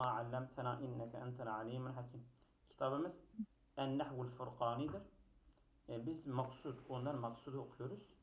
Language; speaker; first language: Turkish; native; Turkish